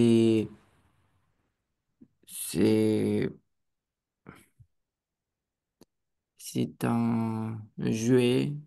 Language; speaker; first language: French; non-native, learner; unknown